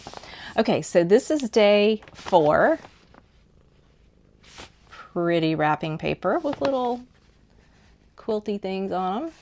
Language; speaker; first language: English; native; English